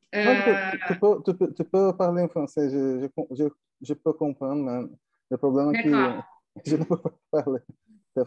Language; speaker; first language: French; non-native, learner; Portuguese